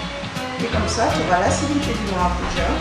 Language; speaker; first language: French; native; French